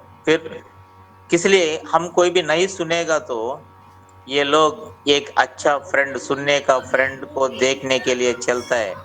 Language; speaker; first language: Hindi; non-native, local second language; Telugu